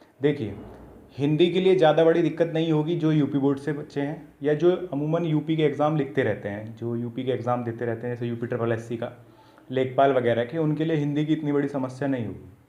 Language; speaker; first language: Hindi; native; Hindi